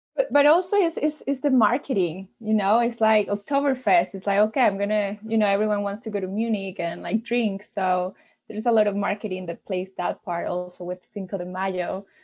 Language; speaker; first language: English; non-native, fluent; Spanish